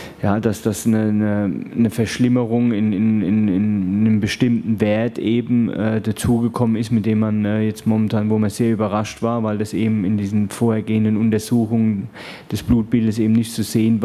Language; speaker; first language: German; native; German